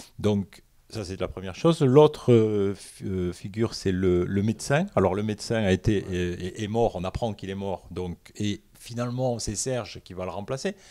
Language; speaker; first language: French; native; French